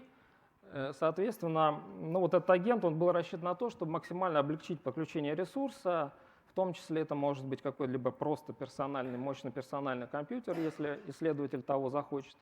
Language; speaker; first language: Russian; native; Russian